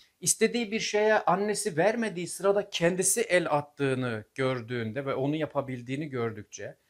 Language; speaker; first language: Turkish; native; Turkish